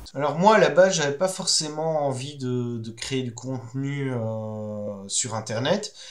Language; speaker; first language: French; native; French